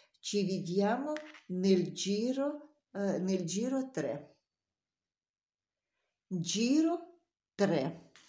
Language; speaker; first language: Italian; non-native, learner; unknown